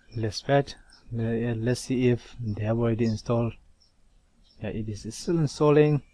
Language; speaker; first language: English; non-native, local second language; Manipuri